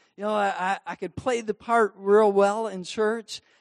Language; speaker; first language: English; native; English